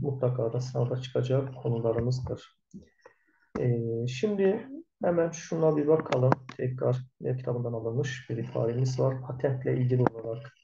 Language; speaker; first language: Turkish; native; Turkish